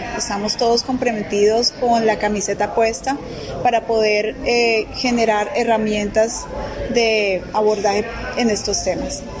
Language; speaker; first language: Spanish; native; Spanish